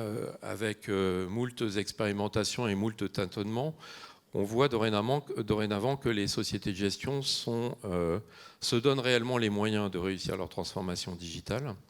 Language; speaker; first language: French; native; French